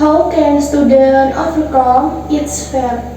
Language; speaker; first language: English; non-native, learner; Indonesian